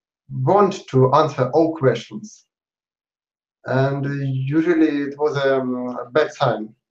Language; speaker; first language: English; non-native, learner; Russian